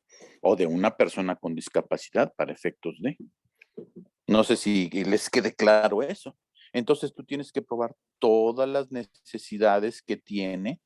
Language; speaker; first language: Spanish; native; Spanish